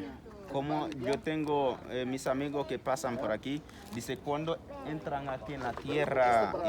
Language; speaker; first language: Spanish; non-native, learner; Haitian Creole